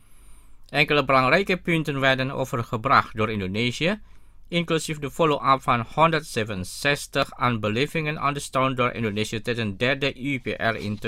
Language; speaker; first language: Dutch; non-native, fluent; Indonesian